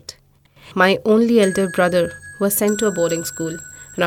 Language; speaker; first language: English; non-native, local second language; Bangla